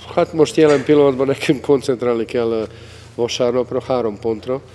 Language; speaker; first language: Hungarian; non-native, fluent; Serbian